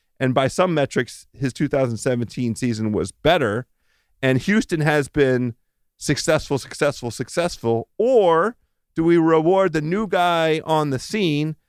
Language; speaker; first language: English; native; English